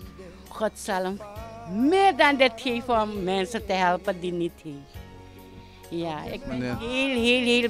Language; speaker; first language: Dutch; non-native, local second language; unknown